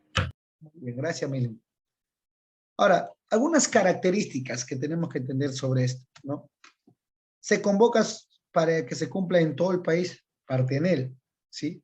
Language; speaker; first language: Spanish; native; Spanish